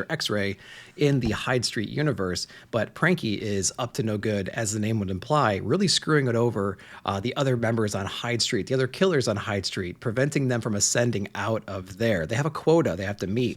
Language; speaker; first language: English; native; English